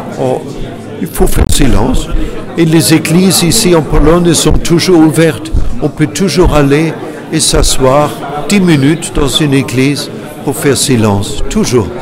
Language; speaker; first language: French; non-native, fluent; German